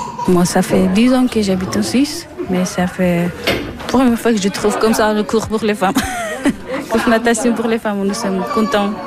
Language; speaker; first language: French; non-native, learner; Persian